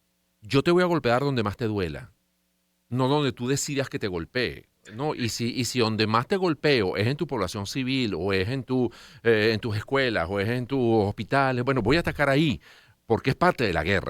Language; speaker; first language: Spanish; native; Spanish